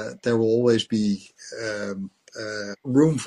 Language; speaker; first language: English; non-native, fluent; Dutch